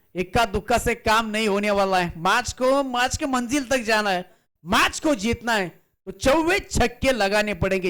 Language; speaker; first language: Hindi; non-native, local second language; Marathi